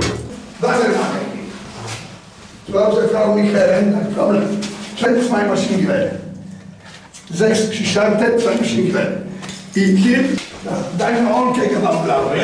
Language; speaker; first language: German; non-native, learner; Polish